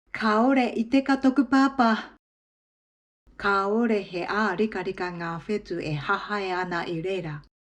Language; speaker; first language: Māori; non-native, fluent; Japanese